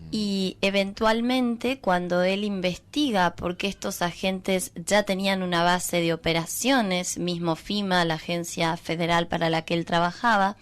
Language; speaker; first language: Spanish; native; Spanish